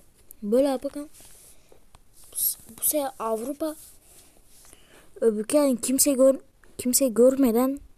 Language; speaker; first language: Turkish; early bilingual, heritage; Turkish